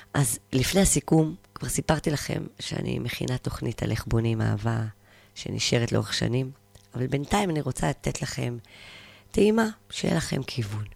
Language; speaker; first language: Hebrew; native; Hebrew